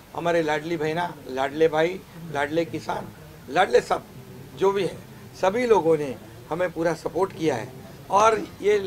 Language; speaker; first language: Hindi; non-native, local second language; Marathi